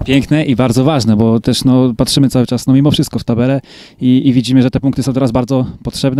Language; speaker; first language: Polish; native; Polish